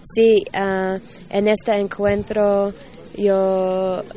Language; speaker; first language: Spanish; non-native, learner; English